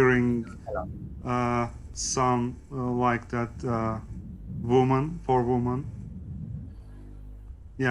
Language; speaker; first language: English; non-native, learner; Turkish